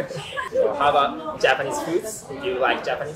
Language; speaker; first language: English; non-native, learner; Japanese